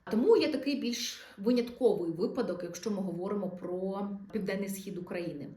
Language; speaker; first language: Ukrainian; non-native, local second language; Russian